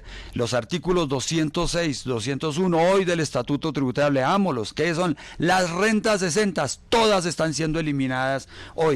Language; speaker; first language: Spanish; native; Spanish